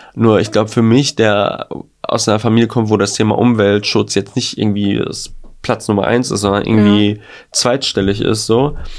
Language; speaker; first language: German; early bilingual, other home language; Albanian